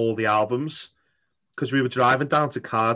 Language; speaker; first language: English; native; English